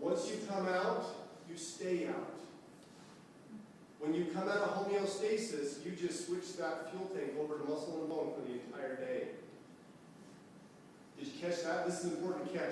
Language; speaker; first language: English; native; English